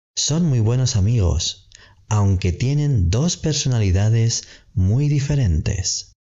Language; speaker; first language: Spanish; native; Spanish